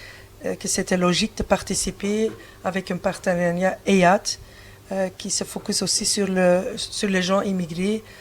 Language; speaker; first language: French; non-native, fluent; Turkish